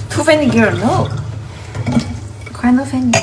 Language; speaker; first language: English; non-native, learner; Thai